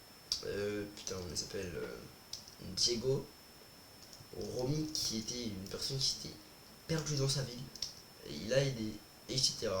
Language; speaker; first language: French; native; French